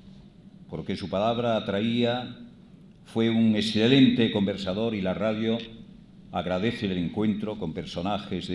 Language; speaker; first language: Spanish; native; Spanish